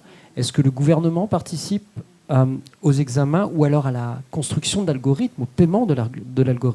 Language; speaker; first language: French; native; French